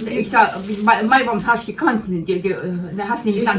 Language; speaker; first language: German; native; German